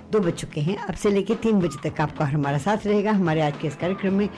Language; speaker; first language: Hindi; native; Hindi